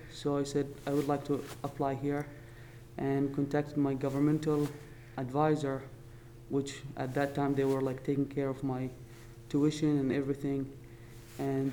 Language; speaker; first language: English; non-native, fluent; Arabic